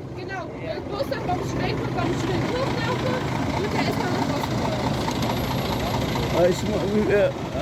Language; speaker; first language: German; native; German